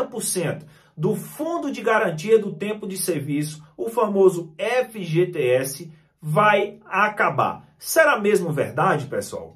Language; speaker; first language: Portuguese; native; Portuguese